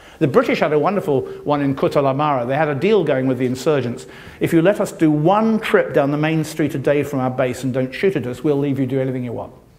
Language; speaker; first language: English; native; English